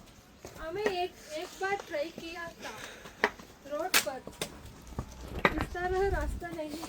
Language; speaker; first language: Hindi; non-native, local second language; Kannada